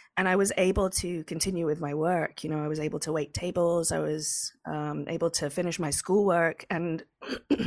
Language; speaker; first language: English; native; English